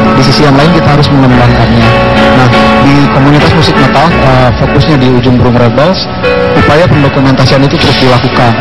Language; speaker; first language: Indonesian; native; Indonesian